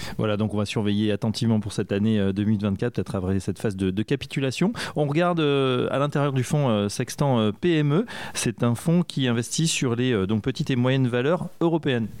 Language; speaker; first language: French; native; French